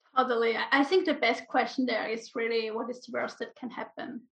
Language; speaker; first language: English; non-native, fluent; German